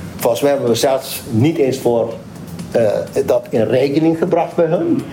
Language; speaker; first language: Dutch; non-native, local second language; Papiamento